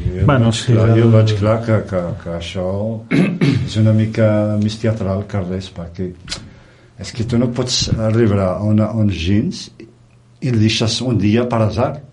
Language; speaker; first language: Catalan; non-native, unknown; Riffian